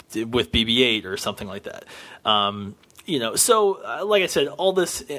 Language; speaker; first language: English; native; English